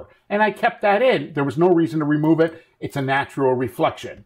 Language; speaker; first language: English; native; English